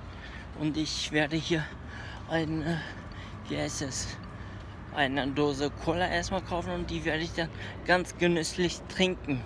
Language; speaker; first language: German; early bilingual, other home language; Turkish